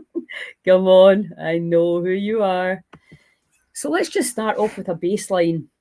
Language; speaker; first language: English; native; English